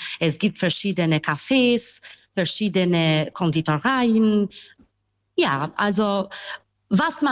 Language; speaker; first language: German; non-native, fluent; Albanian